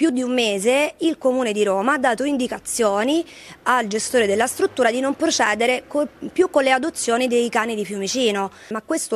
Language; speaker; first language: Italian; native; Italian